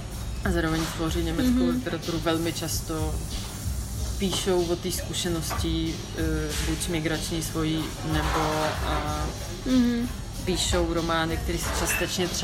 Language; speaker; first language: Czech; early bilingual, heritage; Czech